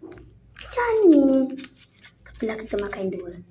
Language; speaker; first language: Malay; native; Malay